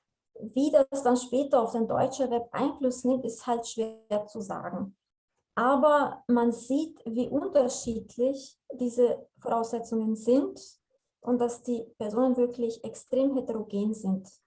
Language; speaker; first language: German; non-native, fluent; Slovenian